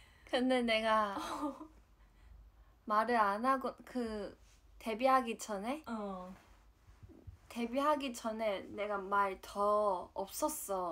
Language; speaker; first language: Korean; non-native, fluent; Chinese